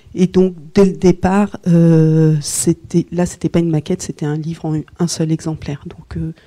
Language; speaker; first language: French; native; French